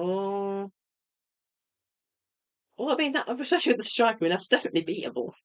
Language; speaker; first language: English; native; English